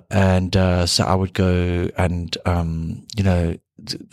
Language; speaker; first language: English; native; English